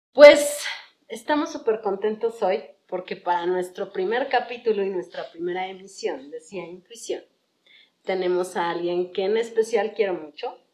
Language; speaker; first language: Spanish; native; Spanish